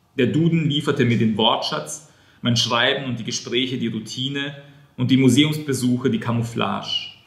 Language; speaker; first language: German; non-native, fluent; Serbian